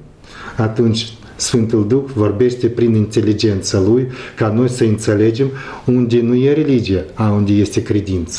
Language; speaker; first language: Romanian; non-native, local second language; Russian